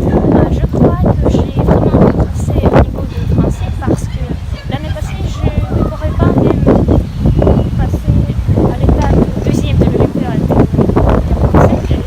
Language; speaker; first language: French; non-native, learner; Russian